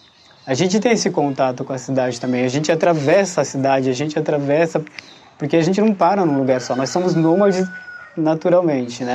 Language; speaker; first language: Portuguese; non-native, local second language; Guarani